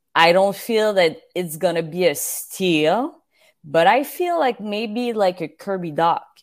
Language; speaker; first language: English; non-native, fluent; French